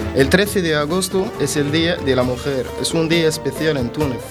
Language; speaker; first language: Spanish; non-native, fluent; Arabic